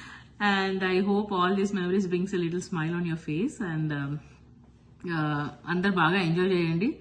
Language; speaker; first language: Telugu; native; Telugu